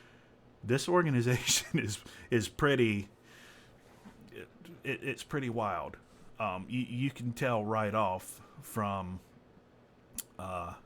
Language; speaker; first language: English; native; English